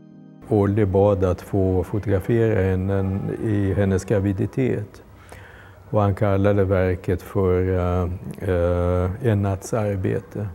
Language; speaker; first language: Swedish; native; Swedish